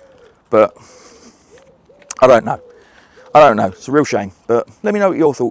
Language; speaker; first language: English; native; English